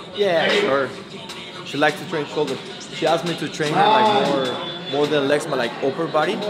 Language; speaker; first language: English; non-native, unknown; Spanish